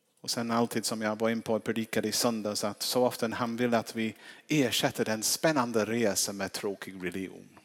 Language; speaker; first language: Swedish; non-native, fluent; English